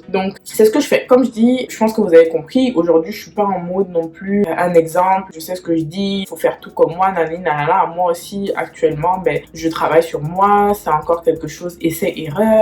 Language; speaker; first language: French; native; French